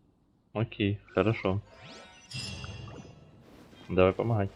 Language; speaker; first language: Russian; native; Russian